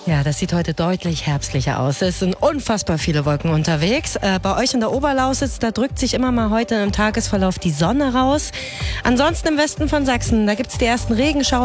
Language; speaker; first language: German; native; German